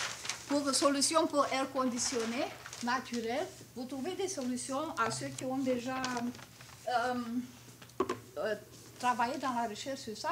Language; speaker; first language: French; non-native, fluent; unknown